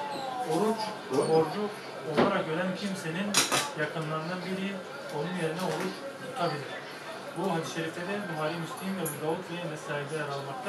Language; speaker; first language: Turkish; native; Turkish